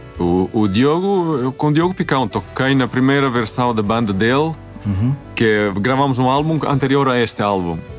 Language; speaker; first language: Portuguese; non-native, fluent; Swedish